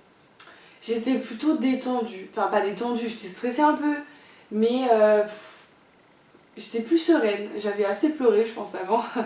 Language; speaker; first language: French; native; French